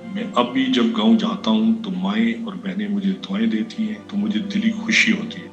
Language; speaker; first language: Urdu; non-native, local second language; Punjabi